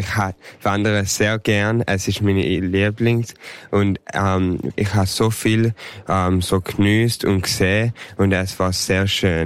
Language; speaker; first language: German; early bilingual, heritage; English